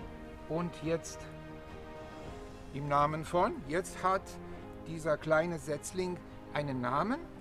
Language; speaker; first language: German; non-native, fluent; Hebrew